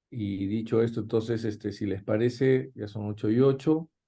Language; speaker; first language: Spanish; native; Spanish